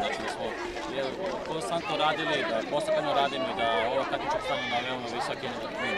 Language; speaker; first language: Serbian; native; Serbian